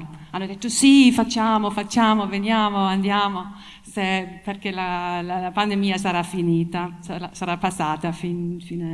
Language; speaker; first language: Italian; non-native, fluent; German